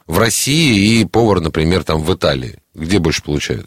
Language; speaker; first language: Russian; native; Russian